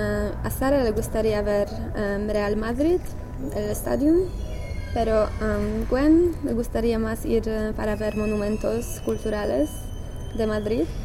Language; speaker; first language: Spanish; non-native, learner; English